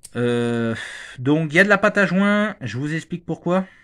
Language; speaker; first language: French; native; French